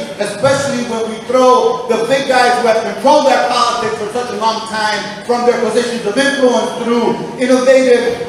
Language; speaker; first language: English; early bilingual, other home language; Spanish